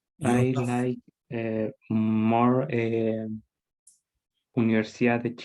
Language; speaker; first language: English; non-native, learner; Spanish